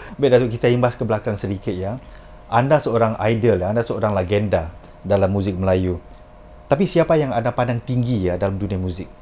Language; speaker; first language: Malay; native; Malay